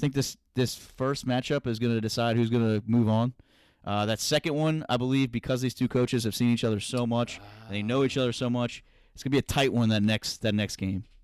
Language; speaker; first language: English; native; English